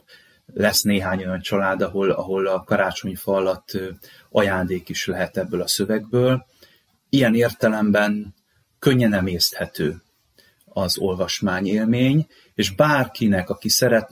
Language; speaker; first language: Hungarian; native; Hungarian